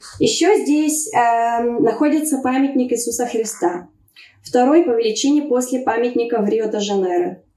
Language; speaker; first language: Russian; early bilingual, heritage; Russian